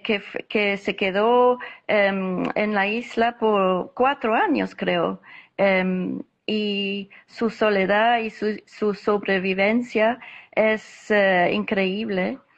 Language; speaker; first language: Spanish; non-native, fluent; English